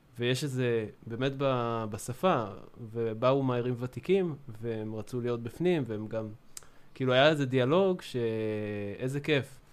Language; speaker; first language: Hebrew; native; Hebrew